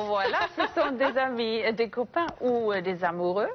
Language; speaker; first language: French; non-native, fluent; English